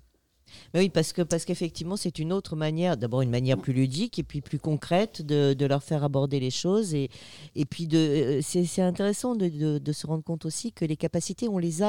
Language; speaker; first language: French; native; French